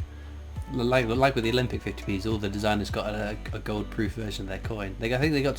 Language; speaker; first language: English; native; English